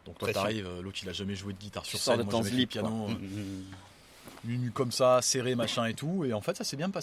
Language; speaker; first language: French; native; French